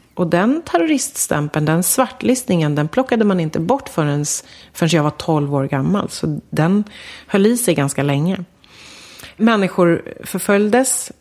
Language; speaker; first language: Swedish; early bilingual, other home language; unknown